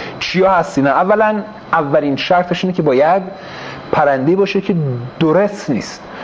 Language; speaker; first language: Persian; early bilingual, heritage; Persian